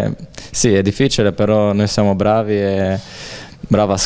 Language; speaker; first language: Italian; non-native, learner; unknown